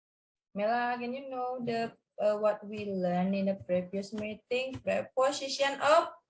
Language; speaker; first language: English; non-native, learner; Indonesian